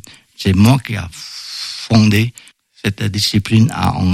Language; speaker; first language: French; non-native, fluent; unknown